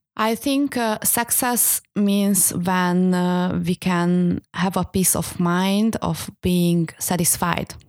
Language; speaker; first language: English; non-native, fluent; Hungarian